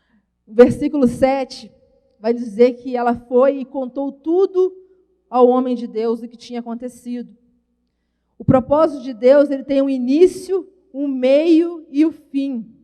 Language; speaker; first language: Portuguese; native; Portuguese